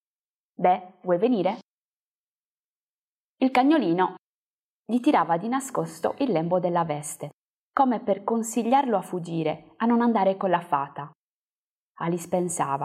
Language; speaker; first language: Italian; native; Italian